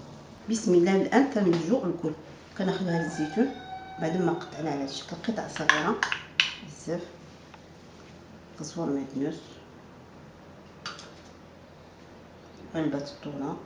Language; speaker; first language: Arabic; native; Arabic